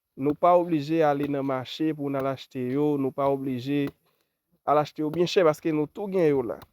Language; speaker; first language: Haitian Creole; native; Haitian Creole